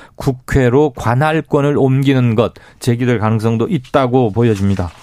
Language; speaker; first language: Korean; native; Korean